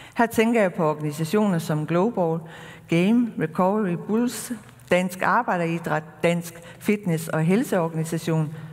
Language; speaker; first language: Danish; native; Danish